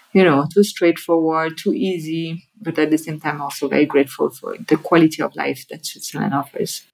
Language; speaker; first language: English; non-native, fluent; French